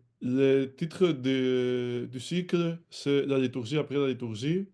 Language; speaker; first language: French; non-native, fluent; Greek